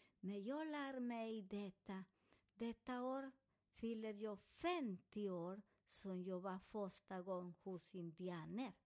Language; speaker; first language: Swedish; non-native, fluent; Spanish